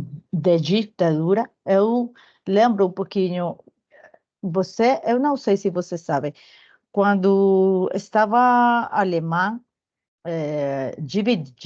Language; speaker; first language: Portuguese; non-native, learner; Spanish